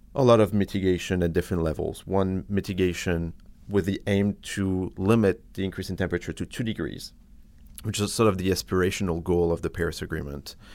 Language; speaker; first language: English; non-native, fluent; French